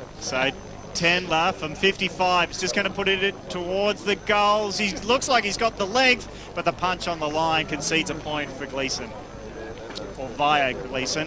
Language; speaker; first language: English; native; English